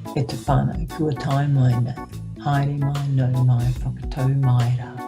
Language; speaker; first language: Māori; non-native, learner; English